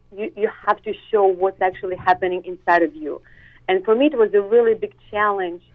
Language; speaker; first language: English; non-native, fluent; Russian